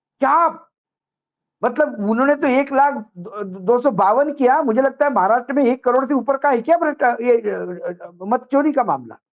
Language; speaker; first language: Hindi; non-native, local second language; Marathi